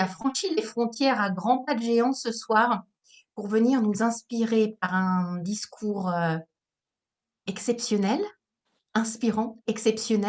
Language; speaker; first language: French; native; French